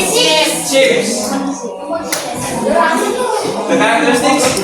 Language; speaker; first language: English; non-native, fluent; Indonesian